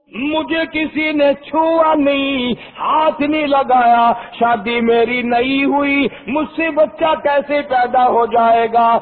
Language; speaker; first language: Urdu; native; Urdu